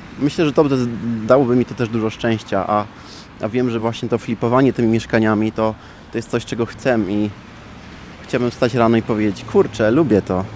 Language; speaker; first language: Polish; early bilingual, heritage; Polish